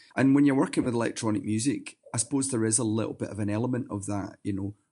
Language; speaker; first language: English; native; English